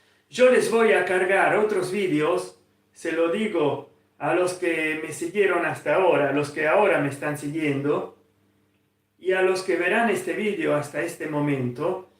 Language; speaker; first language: Spanish; non-native, fluent; Italian